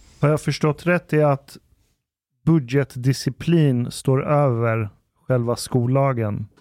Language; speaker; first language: Swedish; early bilingual, other home language; Persian